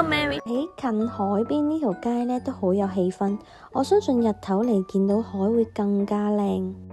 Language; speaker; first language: Cantonese; native; Cantonese